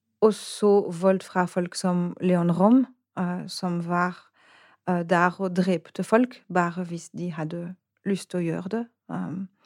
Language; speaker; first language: Norwegian; non-native, fluent; French